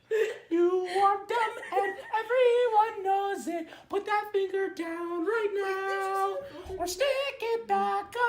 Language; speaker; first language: English; native; English